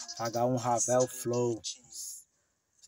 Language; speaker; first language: Portuguese; native; Portuguese